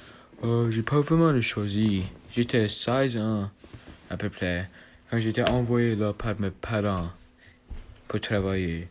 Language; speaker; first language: French; non-native, learner; English